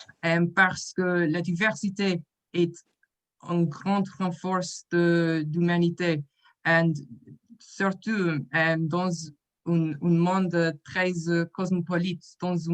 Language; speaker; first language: French; non-native, learner; English